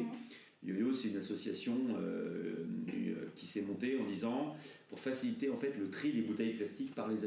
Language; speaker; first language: French; native; French